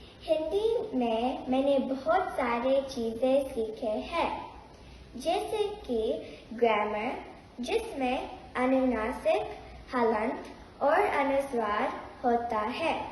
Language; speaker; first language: Hindi; early bilingual, heritage; Hindi